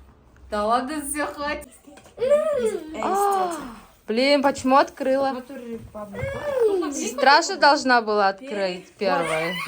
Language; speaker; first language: Russian; non-native, local second language; Kazakh